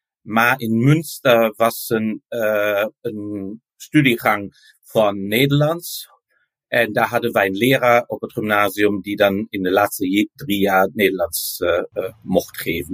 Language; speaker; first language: Dutch; non-native, fluent; German